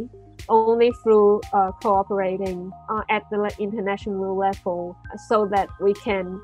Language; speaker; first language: English; non-native, local second language; Cantonese